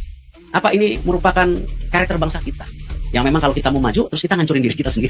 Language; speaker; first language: Indonesian; native; Indonesian